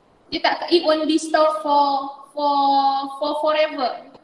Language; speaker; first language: English; non-native, local second language; Malay